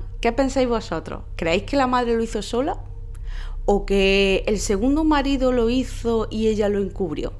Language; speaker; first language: Spanish; native; Spanish